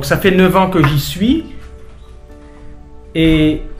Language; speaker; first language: French; native; French